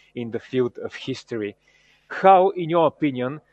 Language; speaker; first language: English; non-native, fluent; Bulgarian